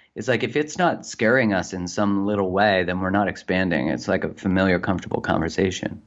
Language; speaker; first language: English; native; English